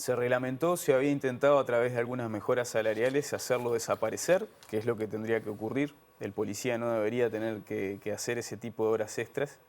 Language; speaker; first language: Spanish; native; Spanish